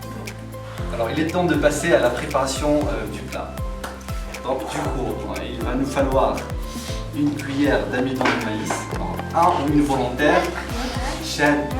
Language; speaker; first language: French; non-native, local second language; Arabic